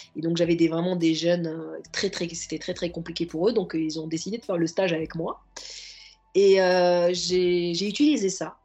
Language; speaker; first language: French; early bilingual, other home language; Arabic